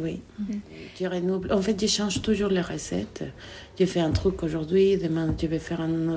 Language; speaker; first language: French; non-native, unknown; Spanish